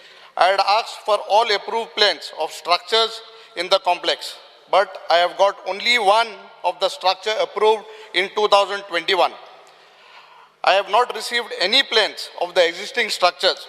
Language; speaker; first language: English; non-native, local second language; Konkani